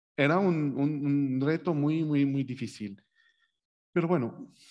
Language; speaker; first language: Spanish; non-native, fluent; Arabic